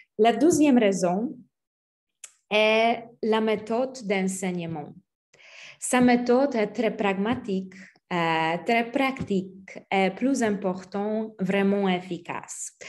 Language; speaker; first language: French; non-native, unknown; Polish